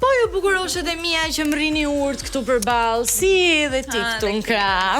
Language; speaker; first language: Albanian; native; Albanian